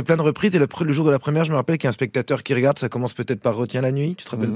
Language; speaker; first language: French; native; French